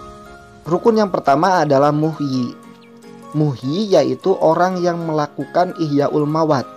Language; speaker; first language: Indonesian; native; Indonesian